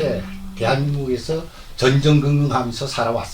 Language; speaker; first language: Korean; native; Korean